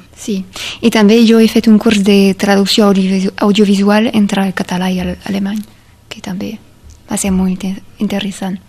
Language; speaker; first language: Catalan; non-native, learner; German